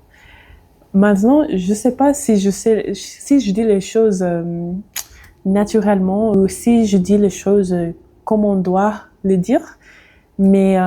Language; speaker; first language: French; non-native, fluent; English